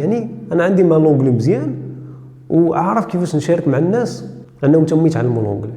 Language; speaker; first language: Arabic; native; Arabic